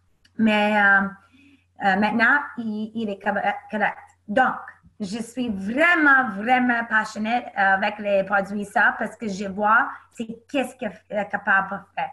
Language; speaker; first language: French; non-native, learner; English